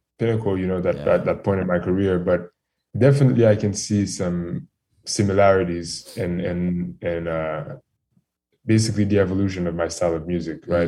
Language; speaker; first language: English; non-native, fluent; French